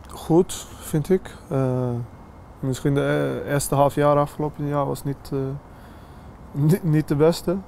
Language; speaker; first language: Dutch; non-native, fluent; Swedish